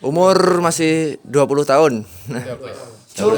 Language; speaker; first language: Indonesian; non-native, local second language; Javanese